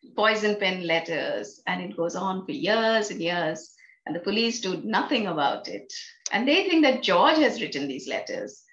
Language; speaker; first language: English; non-native, local second language; Bangla